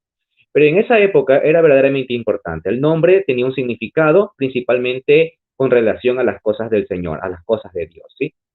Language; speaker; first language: Spanish; native; Spanish